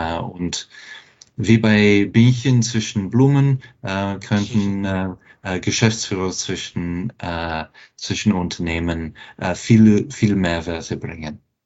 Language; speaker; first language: German; non-native, fluent; English